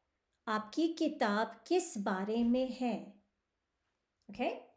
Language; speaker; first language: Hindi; early bilingual, heritage; Hindi